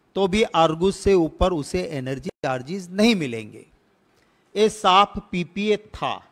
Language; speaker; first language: Hindi; non-native, local second language; Gujarati